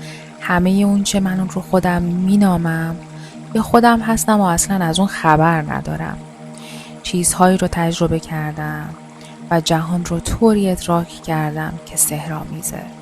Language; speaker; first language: Persian; native; Persian